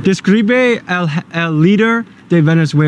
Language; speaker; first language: Spanish; non-native, learner; English